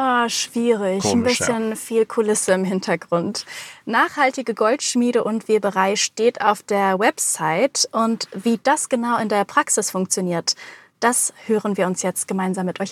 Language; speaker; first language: German; native; German